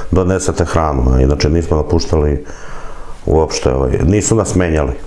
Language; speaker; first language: Serbian; native; Serbian